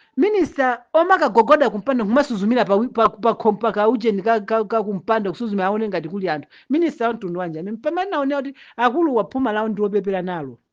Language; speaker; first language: Nyanja; native; Nyanja